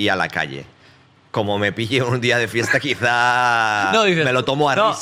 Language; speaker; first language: Spanish; native; Spanish